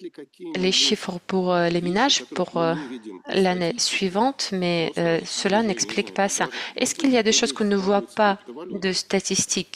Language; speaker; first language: French; non-native, fluent; Russian